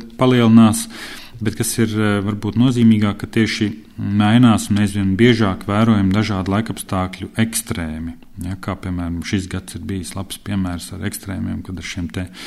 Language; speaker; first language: Latvian; native; Latvian